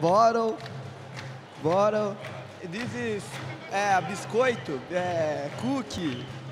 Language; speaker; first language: English; non-native, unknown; Portuguese